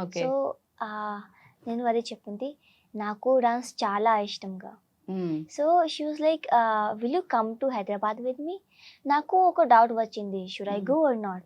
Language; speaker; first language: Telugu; non-native, learner; Hindi